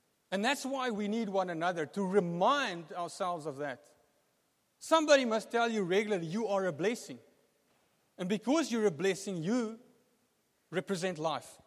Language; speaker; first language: English; non-native, local second language; Afrikaans